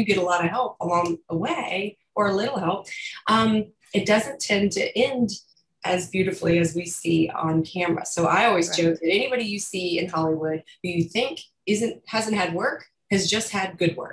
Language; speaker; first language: English; native; English